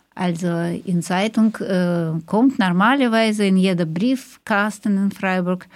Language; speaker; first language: German; non-native, fluent; Russian